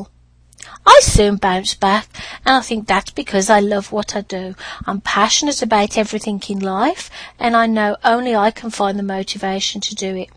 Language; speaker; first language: English; native; English